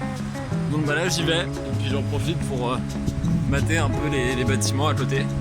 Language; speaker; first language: French; native; French